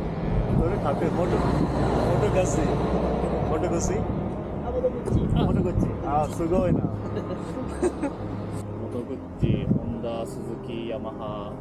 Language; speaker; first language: Japanese; non-native, learner; Hindi